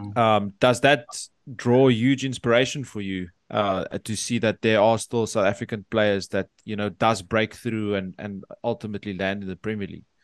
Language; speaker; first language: English; non-native, local second language; Afrikaans